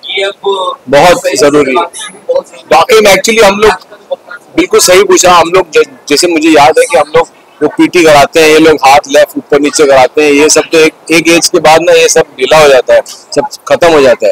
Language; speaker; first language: Hindi; native; Hindi